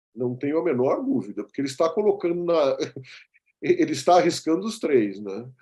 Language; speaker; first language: Portuguese; native; Portuguese